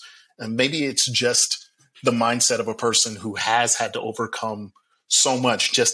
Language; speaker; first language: English; native; English